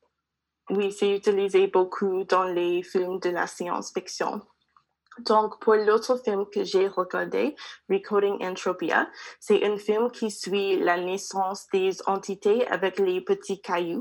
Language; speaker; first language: French; non-native, learner; English